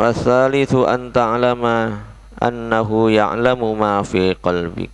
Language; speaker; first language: Arabic; non-native, fluent; Javanese